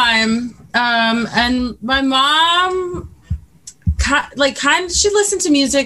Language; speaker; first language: English; native; English